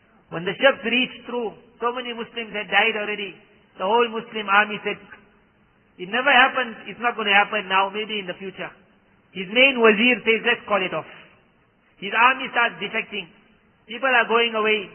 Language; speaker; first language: English; native; English